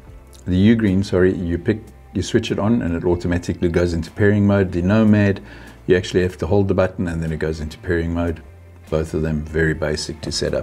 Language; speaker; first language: English; native; English